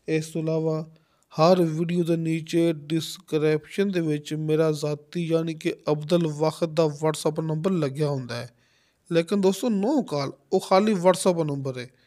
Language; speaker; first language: Urdu; non-native, local second language; Punjabi